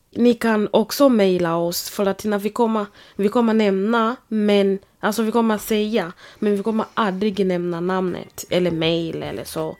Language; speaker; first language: Swedish; non-native, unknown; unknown